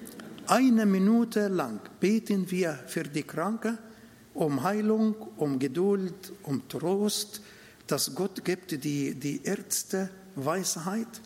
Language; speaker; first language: German; non-native, learner; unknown